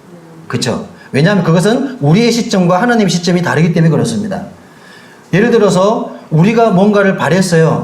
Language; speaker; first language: Korean; native; Korean